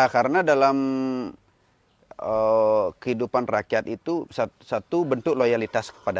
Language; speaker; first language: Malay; non-native, local second language; Balinese